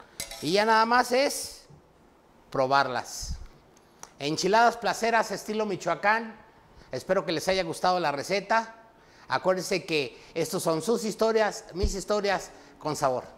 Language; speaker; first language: Spanish; native; Spanish